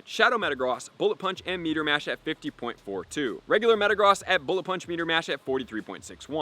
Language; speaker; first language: English; native; English